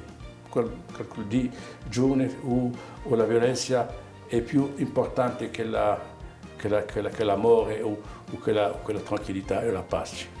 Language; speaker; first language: Italian; non-native, learner; Arabic